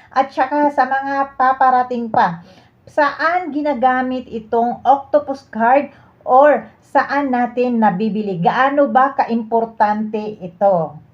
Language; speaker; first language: Filipino; native; Filipino